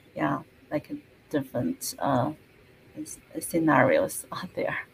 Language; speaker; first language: English; non-native, fluent; Chinese